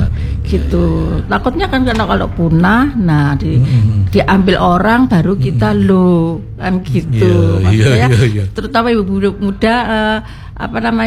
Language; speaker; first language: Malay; non-native, local second language; Javanese